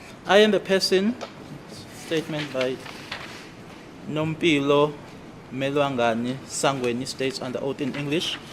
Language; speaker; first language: English; non-native, local second language; Zulu